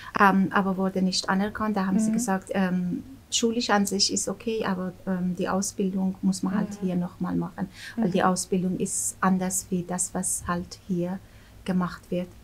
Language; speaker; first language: German; non-native, fluent; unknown